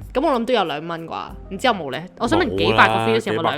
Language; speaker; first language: Cantonese; native; Cantonese